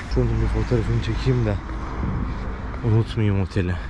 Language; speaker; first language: Turkish; native; Turkish